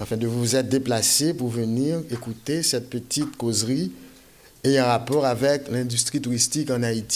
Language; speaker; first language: French; non-native, local second language; Haitian Creole